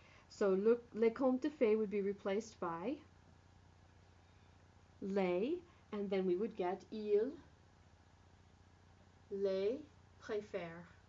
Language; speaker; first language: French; non-native, fluent; English